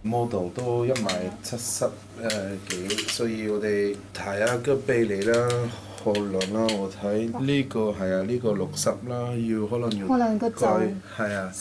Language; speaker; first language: Chinese; non-native, fluent; French